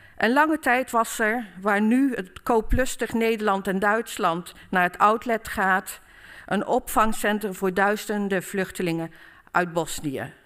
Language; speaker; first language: Dutch; native; Dutch